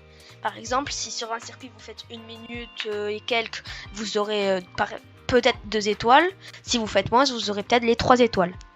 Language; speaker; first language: French; native; French